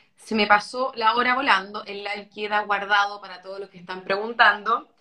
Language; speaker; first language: Spanish; native; Spanish